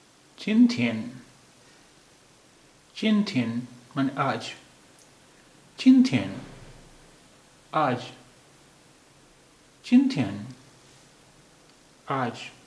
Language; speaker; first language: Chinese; non-native, fluent; Urdu